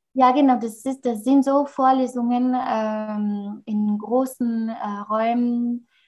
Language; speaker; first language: German; non-native, fluent; French